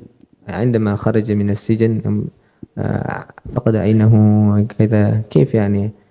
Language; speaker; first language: Arabic; non-native, learner; Indonesian